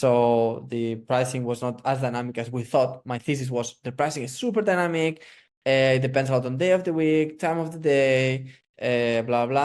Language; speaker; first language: English; non-native, fluent; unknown